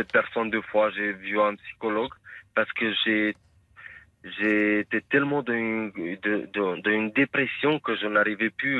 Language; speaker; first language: French; non-native, fluent; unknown